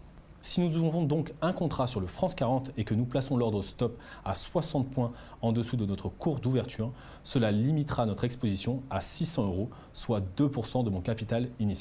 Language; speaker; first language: French; native; French